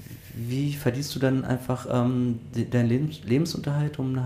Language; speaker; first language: German; native; German